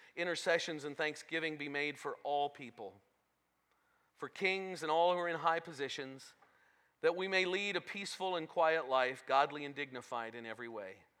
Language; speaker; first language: English; native; English